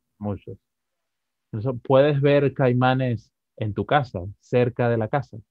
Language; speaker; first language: Spanish; native; Spanish